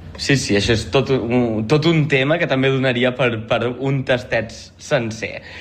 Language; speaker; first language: Catalan; native; Catalan